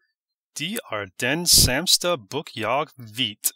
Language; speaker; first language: Swedish; non-native, learner; English